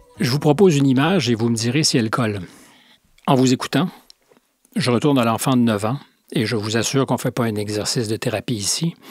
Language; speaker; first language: French; native; French